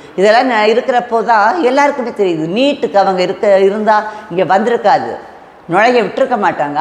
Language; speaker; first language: Tamil; non-native, local second language; Telugu